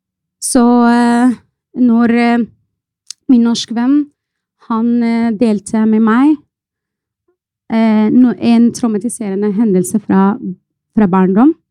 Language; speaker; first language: Norwegian; non-native, fluent; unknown